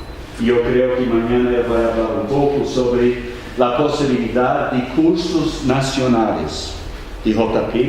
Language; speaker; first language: Spanish; non-native, fluent; Portuguese